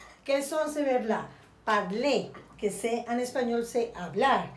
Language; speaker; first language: French; non-native, fluent; Spanish